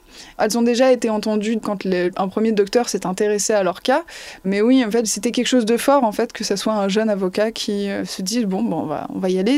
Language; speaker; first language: French; native; French